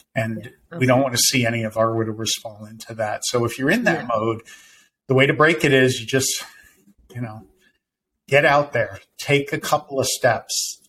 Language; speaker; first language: English; native; English